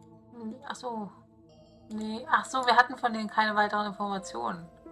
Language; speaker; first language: German; native; German